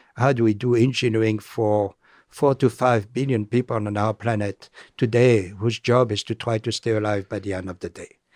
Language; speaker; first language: English; non-native, fluent; French